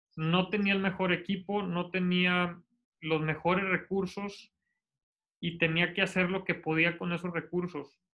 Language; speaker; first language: Spanish; native; Spanish